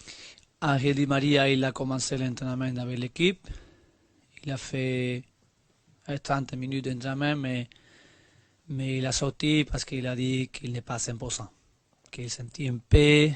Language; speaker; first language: French; non-native, learner; Spanish